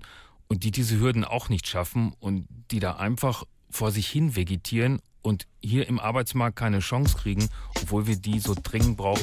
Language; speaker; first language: German; native; German